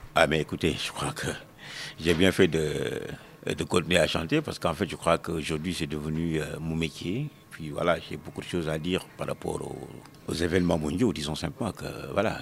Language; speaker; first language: French; non-native, local second language; Wolof